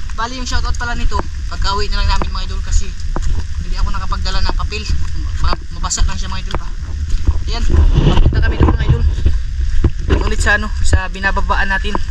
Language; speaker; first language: Filipino; non-native, local second language; Cebuano